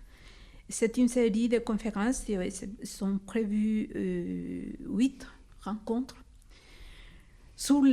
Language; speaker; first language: French; non-native, fluent; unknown